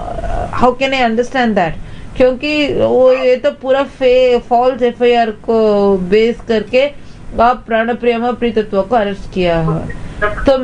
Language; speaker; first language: Hindi; non-native, local second language; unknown